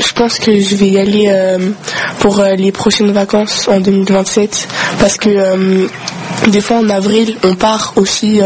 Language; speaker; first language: French; early bilingual, other home language; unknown